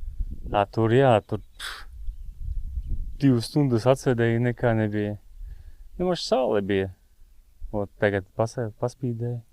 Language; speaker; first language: Latvian; native; Latvian